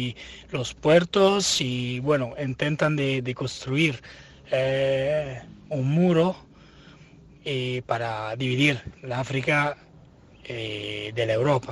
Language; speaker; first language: Spanish; non-native, fluent; Italian